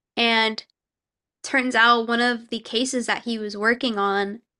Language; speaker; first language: English; early bilingual, other home language; Korean